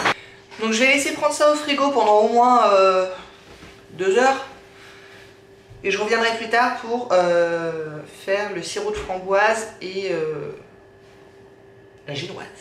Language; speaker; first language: French; native; French